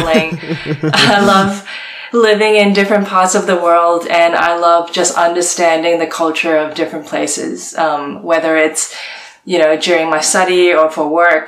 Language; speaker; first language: English; non-native, local second language; Cantonese